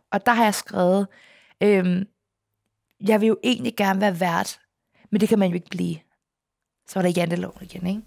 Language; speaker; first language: Danish; native; Danish